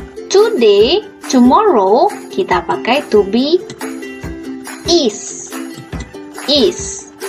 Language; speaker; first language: English; non-native, fluent; Indonesian